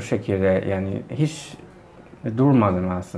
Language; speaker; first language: Turkish; non-native, fluent; Chinese